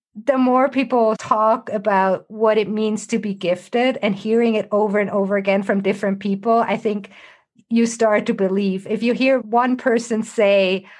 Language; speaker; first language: English; non-native, fluent; German